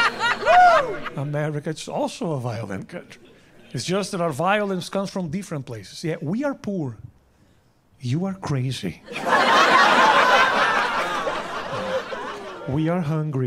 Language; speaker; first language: English; non-native, fluent; Portuguese